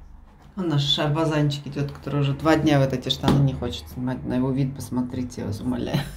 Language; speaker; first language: Russian; native; Russian